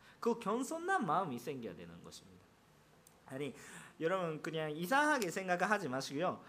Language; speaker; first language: Korean; non-native, fluent; Japanese